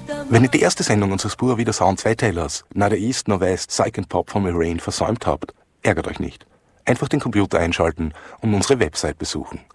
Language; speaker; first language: German; native; German